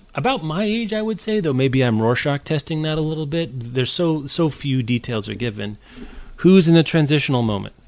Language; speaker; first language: English; native; English